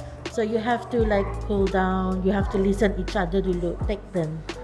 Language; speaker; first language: English; non-native, local second language; Malay